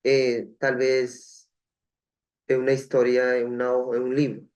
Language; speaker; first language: Spanish; non-native, local second language; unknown